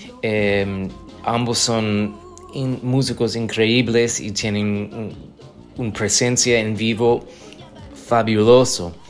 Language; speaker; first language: Spanish; non-native, fluent; English